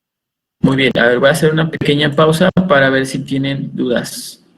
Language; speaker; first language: Spanish; native; Spanish